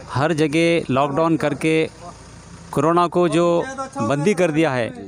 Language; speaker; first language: Hindi; non-native, local second language; Urdu